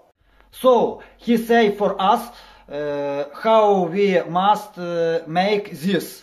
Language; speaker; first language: English; non-native, learner; Ukrainian